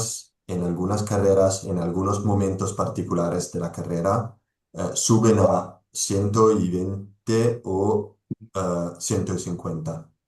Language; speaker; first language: Spanish; non-native, fluent; Italian